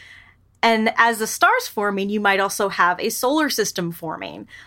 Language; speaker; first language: English; native; English